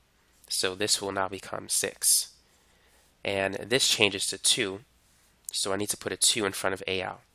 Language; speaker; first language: English; native; English